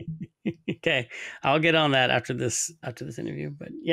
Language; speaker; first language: English; native; English